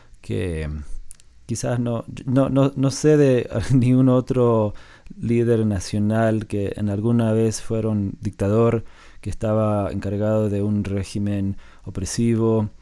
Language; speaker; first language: Spanish; non-native, fluent; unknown